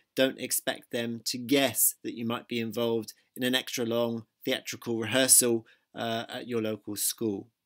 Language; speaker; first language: English; native; English